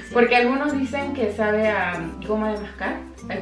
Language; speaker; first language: Spanish; native; Spanish